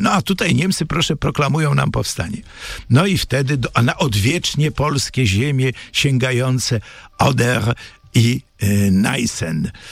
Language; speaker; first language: Polish; native; Polish